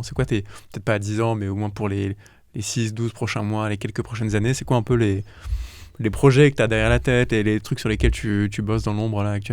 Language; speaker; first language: French; native; French